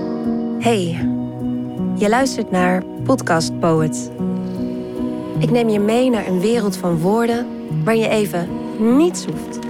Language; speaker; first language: Dutch; native; Dutch